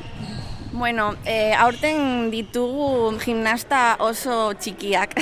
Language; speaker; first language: Basque; non-native, local second language; Spanish